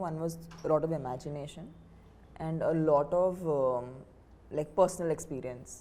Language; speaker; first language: Telugu; non-native, fluent; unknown